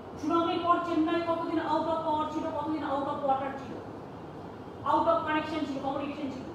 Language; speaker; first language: Bangla; native; Bangla